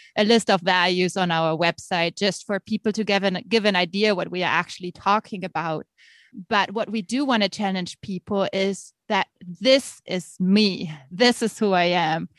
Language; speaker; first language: English; non-native, fluent; German